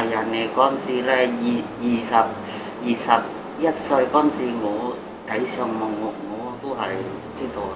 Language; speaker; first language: Cantonese; non-native, fluent; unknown